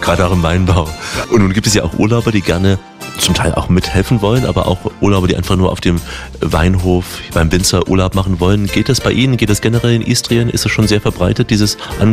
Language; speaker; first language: German; native; German